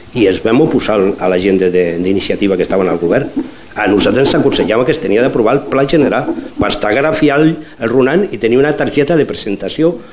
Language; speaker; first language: Catalan; non-native, local second language; Spanish